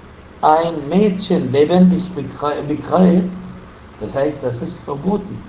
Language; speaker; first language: German; non-native, fluent; Arabic